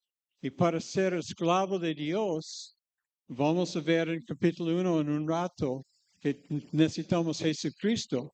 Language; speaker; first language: Spanish; non-native, fluent; English